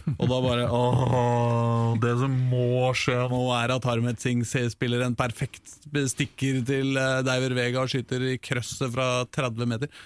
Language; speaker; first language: Norwegian; native; Norwegian